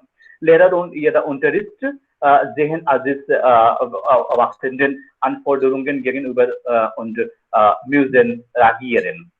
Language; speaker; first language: German; non-native, fluent; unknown